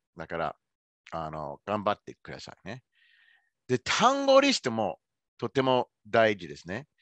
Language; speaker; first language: Japanese; non-native, fluent; English